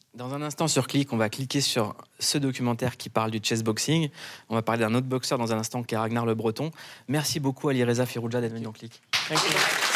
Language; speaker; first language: French; native; French